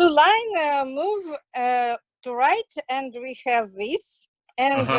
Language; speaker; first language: English; non-native, learner; Russian